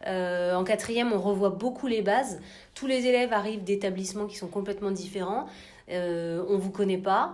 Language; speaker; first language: French; native; French